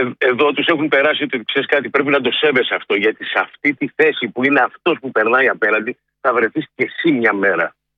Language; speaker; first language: Greek; native; Greek